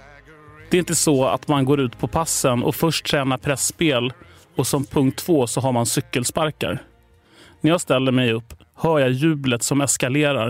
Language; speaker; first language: Swedish; native; Swedish